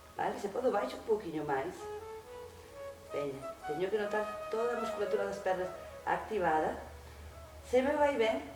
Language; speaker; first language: Galician; non-native, local second language; Spanish